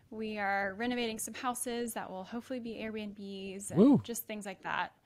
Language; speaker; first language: English; native; English